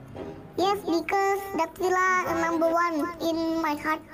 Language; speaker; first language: English; non-native, learner; Indonesian